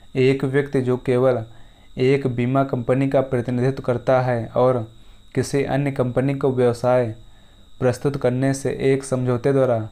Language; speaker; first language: Hindi; native; Hindi